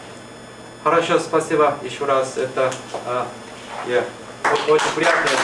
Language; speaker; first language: Russian; non-native, learner; Korean